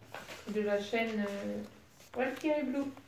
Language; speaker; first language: French; native; French